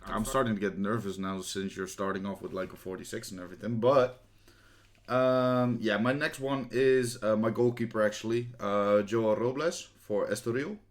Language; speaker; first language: English; non-native, fluent; Dutch